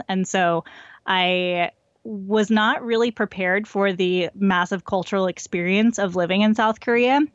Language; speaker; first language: English; native; English